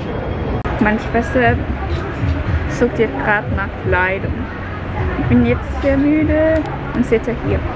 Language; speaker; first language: German; non-native, fluent; Cantonese